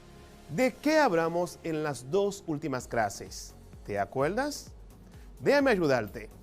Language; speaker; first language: Spanish; non-native, fluent; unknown